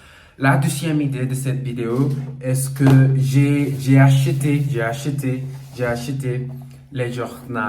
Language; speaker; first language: French; non-native, learner; Portuguese